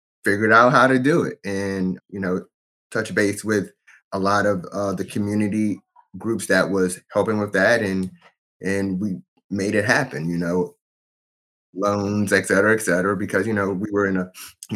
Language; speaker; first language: English; native; English